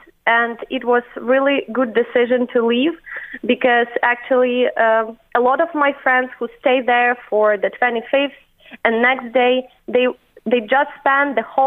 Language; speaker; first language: English; non-native, fluent; Ukrainian